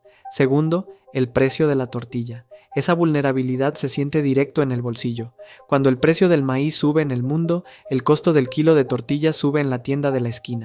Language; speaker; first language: Spanish; native; Spanish